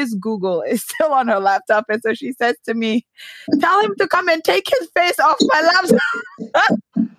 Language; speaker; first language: English; early bilingual, other home language; Yoruba